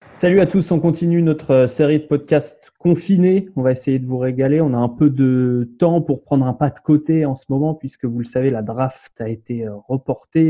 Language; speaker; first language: French; native; French